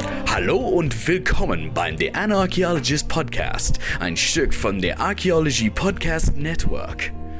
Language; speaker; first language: German; non-native, learner; English